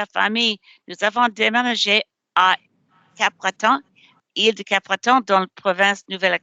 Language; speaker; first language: French; non-native, learner; English